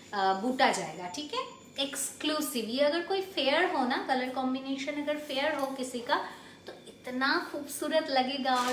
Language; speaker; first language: Hindi; non-native, local second language; Bangla